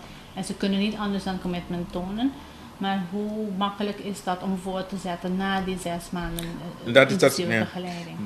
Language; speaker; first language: Dutch; non-native, local second language; Papiamento